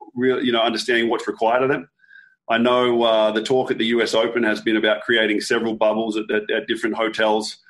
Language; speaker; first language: English; native; English